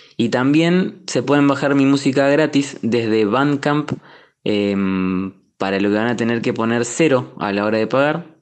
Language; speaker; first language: Spanish; native; Spanish